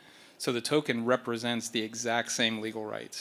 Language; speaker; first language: English; native; English